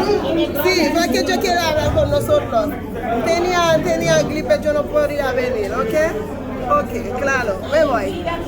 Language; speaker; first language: Spanish; non-native, learner; Haitian Creole